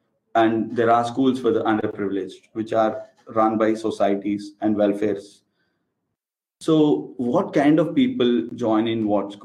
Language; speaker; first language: English; non-native, local second language; Telugu